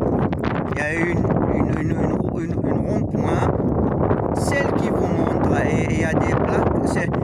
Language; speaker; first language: French; non-native, learner; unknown